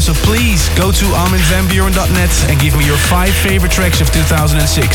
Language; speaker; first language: English; non-native, fluent; Dutch